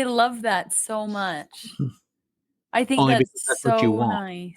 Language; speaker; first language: English; native; English